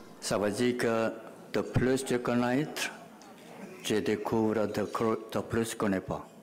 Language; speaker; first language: French; non-native, learner; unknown